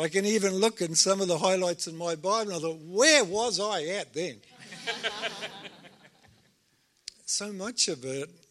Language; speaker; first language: English; native; English